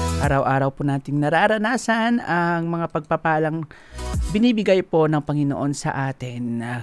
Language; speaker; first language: Filipino; non-native, local second language; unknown